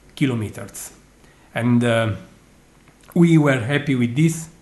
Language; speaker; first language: English; non-native, fluent; Italian